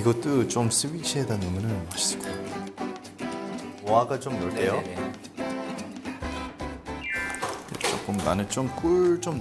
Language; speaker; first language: Korean; non-native, learner; Spanish